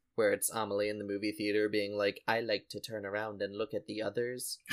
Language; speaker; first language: English; native; English